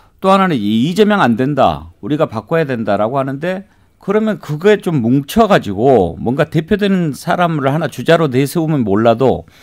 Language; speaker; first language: Korean; native; Korean